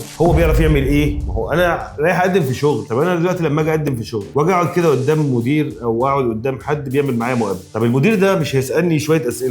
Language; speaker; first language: Arabic; native; Arabic